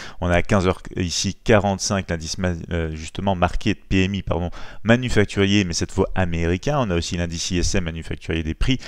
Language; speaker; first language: French; native; French